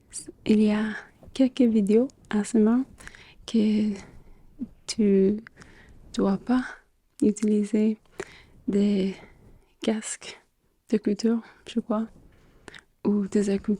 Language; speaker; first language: French; non-native, fluent; English